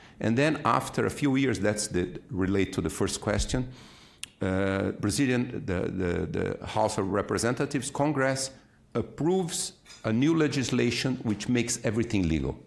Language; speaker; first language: English; non-native, fluent; Portuguese